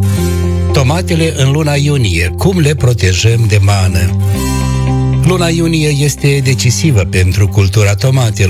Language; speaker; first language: Romanian; native; Romanian